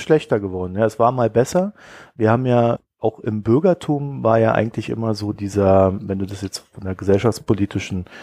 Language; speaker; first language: German; native; German